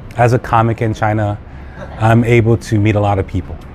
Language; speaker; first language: English; native; English